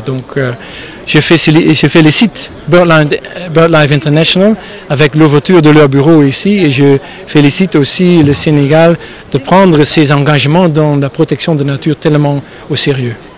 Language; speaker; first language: French; non-native, fluent; Dutch